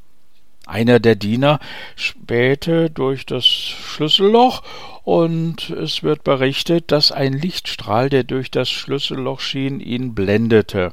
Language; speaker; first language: German; native; German